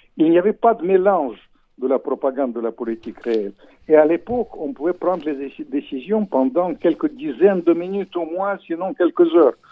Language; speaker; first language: French; non-native, fluent; Russian